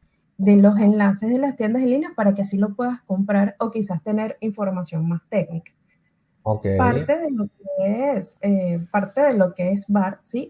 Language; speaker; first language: Spanish; native; Spanish